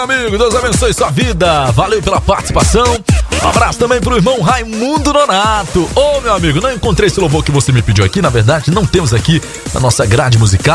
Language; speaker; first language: Portuguese; native; Portuguese